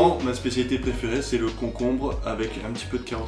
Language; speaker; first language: French; native; French